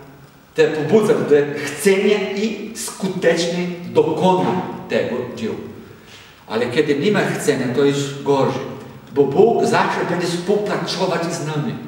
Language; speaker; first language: Polish; non-native, learner; Portuguese